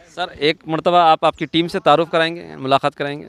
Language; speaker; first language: Hindi; non-native, local second language; Urdu